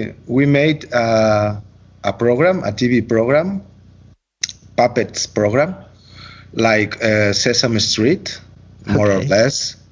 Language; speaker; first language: English; non-native, learner; Catalan